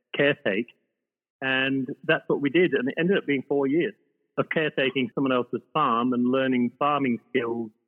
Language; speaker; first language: English; native; English